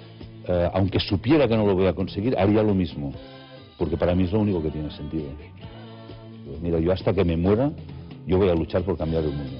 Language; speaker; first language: Spanish; native; Spanish